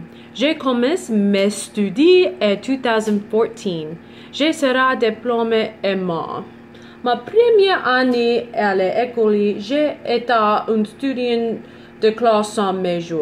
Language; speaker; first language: French; non-native, learner; English